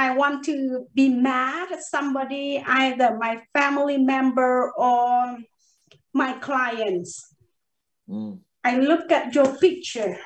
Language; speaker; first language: English; non-native, learner; Vietnamese